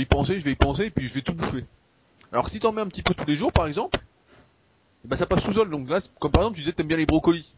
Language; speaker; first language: French; native; French